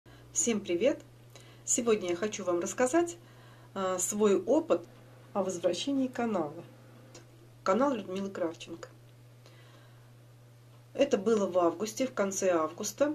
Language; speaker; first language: Russian; native; Russian